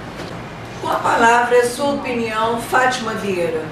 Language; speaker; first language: Portuguese; native; Portuguese